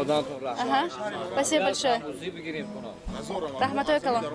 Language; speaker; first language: Russian; non-native, local second language; Tajik